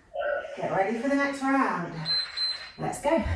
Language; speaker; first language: English; native; English